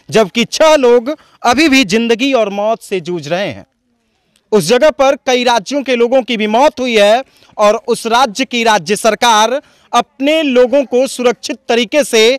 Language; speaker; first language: Hindi; native; Hindi